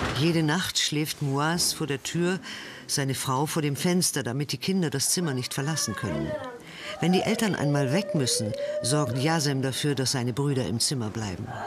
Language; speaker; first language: German; native; German